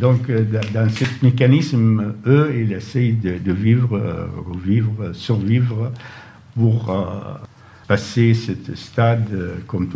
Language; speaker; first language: French; non-native, fluent; Arabic